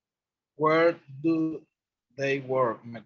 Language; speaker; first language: English; non-native, learner; Spanish